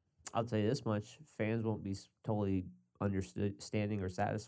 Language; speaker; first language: English; native; English